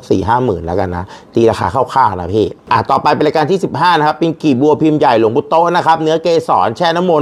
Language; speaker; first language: Thai; native; Thai